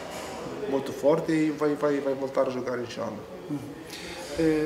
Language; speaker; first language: Portuguese; non-native, learner; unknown